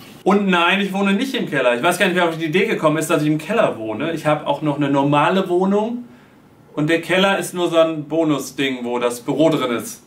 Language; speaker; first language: German; native; German